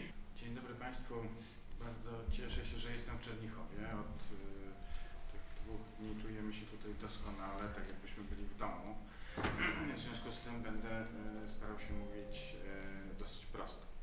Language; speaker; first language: Polish; native; Polish